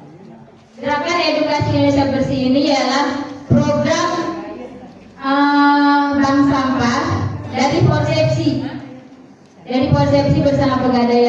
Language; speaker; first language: Indonesian; native; Indonesian